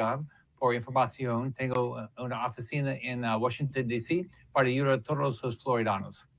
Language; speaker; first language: Spanish; non-native, learner; English